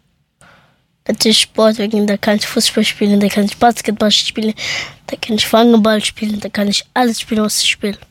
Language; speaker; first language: German; early bilingual, other home language; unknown